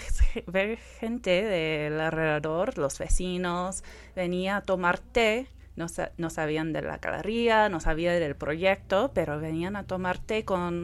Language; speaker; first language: Spanish; non-native, fluent; English